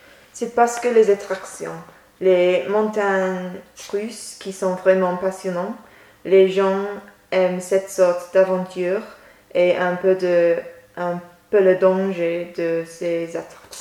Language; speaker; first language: French; non-native, learner; English